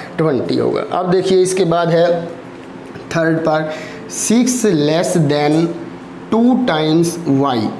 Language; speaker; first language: Hindi; native; Hindi